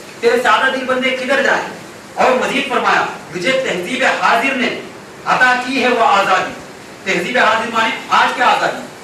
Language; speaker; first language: Urdu; native; Urdu